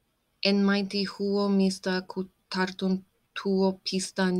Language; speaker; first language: Finnish; non-native, learner; English